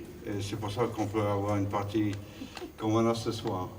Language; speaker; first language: French; non-native, fluent; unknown